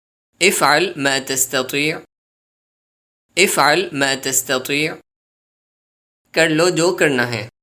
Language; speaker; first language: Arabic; non-native, fluent; Urdu